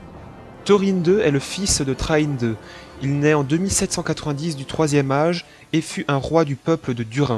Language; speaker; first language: French; native; French